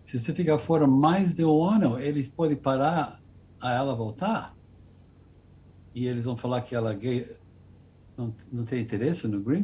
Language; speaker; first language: Portuguese; non-native, fluent; English